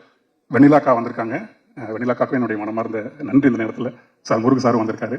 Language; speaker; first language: Tamil; native; Tamil